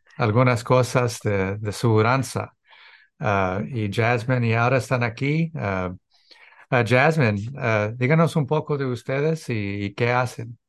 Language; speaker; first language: Spanish; early bilingual, heritage; English